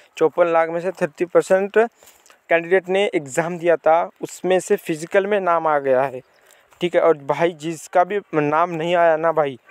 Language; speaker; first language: Hindi; non-native, local second language; Marathi